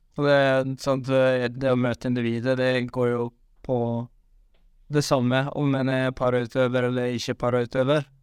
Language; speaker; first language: Norwegian; native; Norwegian